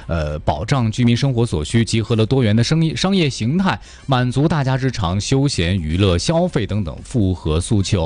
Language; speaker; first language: Chinese; native; Chinese